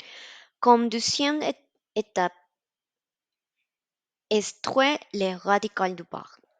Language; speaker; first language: French; non-native, learner; Spanish